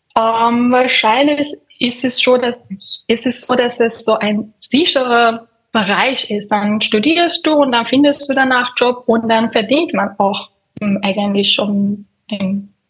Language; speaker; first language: German; non-native, fluent; Persian